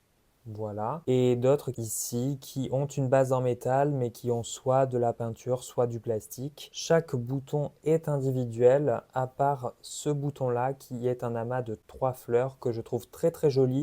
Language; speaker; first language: French; native; French